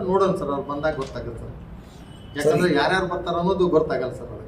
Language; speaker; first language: Kannada; non-native, local second language; Lambadi